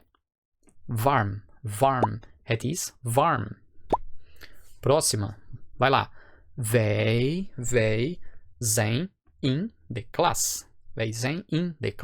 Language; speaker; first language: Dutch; non-native, fluent; Portuguese